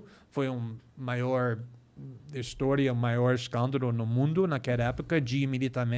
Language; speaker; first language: Portuguese; non-native, fluent; English